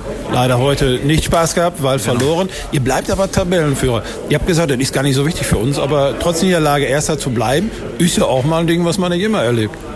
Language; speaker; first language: German; native; German